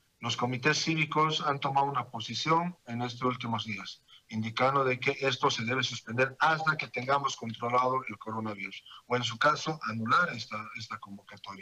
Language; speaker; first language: Spanish; native; Spanish